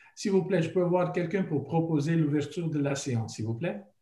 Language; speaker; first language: French; non-native, local second language; English